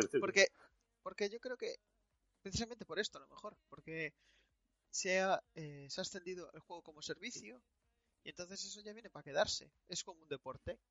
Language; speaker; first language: Spanish; native; Spanish